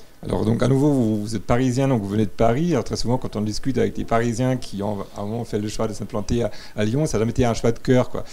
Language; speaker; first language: French; native; French